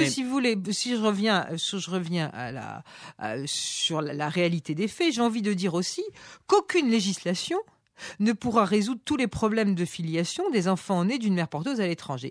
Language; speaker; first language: French; native; French